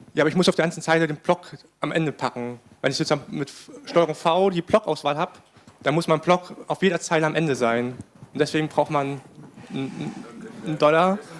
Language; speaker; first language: German; native; German